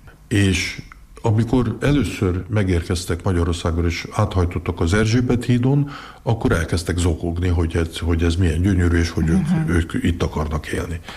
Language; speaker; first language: Hungarian; early bilingual, heritage; Hungarian